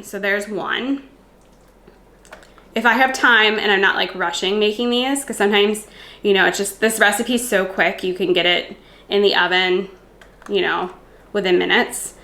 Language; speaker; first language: English; native; English